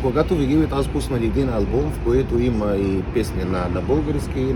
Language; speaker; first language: Bulgarian; non-native, learner; Arabic